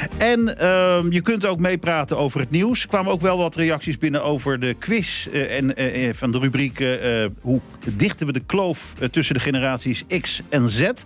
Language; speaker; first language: Dutch; native; Dutch